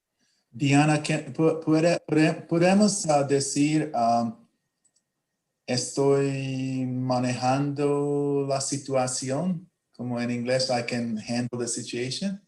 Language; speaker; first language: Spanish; non-native, learner; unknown